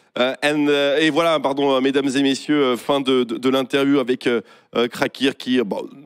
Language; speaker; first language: French; native; French